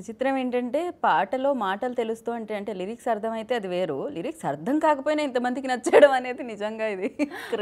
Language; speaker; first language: Telugu; native; Telugu